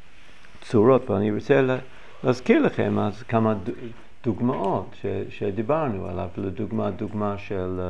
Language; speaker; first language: Hebrew; non-native, fluent; English